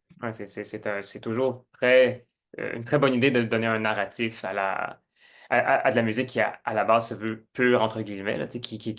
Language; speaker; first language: French; native; French